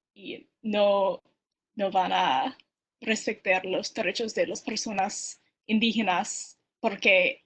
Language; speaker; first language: Spanish; non-native, learner; English